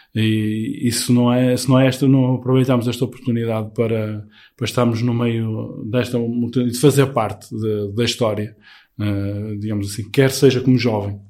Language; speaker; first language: Portuguese; native; Portuguese